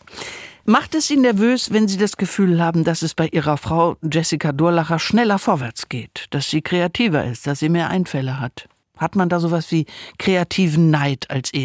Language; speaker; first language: German; native; German